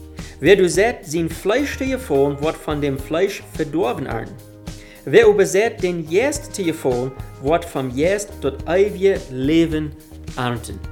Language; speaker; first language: German; non-native, learner; Afrikaans